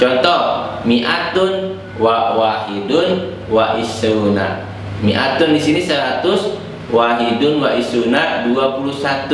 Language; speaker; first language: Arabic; non-native, fluent; Indonesian